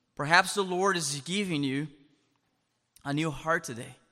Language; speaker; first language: English; non-native, fluent; Portuguese